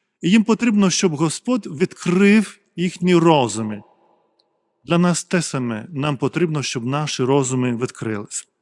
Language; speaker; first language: Ukrainian; non-native, fluent; Lithuanian